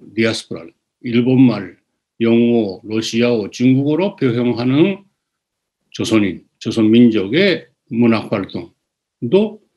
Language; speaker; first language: Korean; early bilingual, other home language; Japanese